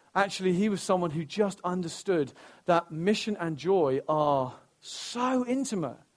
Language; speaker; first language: English; native; English